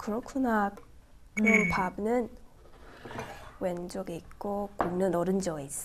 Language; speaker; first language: Korean; non-native, fluent; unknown